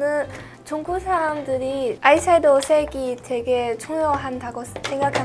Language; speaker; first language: Korean; non-native, learner; Chinese